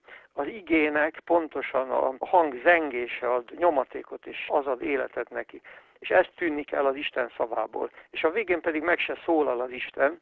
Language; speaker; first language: Hungarian; native; Hungarian